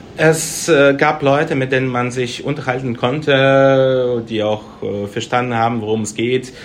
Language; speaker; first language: German; non-native, fluent; Russian